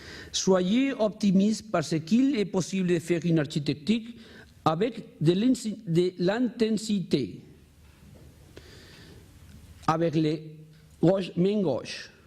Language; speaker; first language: French; non-native, learner; Spanish